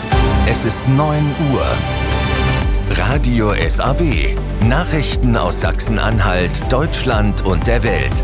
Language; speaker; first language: German; native; German